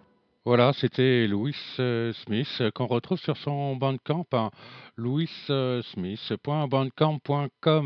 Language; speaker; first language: French; native; French